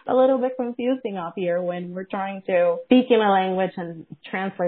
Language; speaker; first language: English; non-native, fluent; Spanish